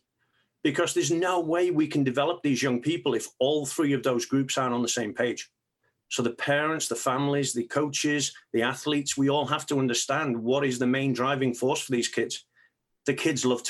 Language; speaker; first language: English; native; English